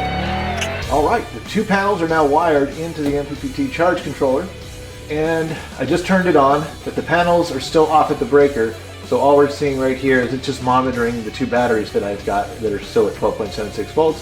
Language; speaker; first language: English; native; English